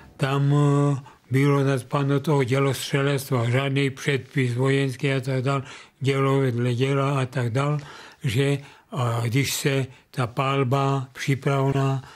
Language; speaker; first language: Czech; non-native, local second language; Rusyn